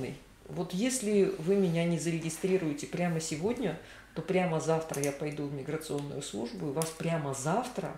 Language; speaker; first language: Russian; native; Russian